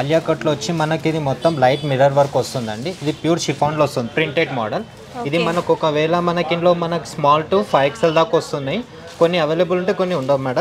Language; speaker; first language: Telugu; native; Telugu